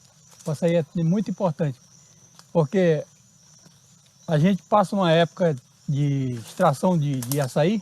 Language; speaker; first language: Portuguese; native; Portuguese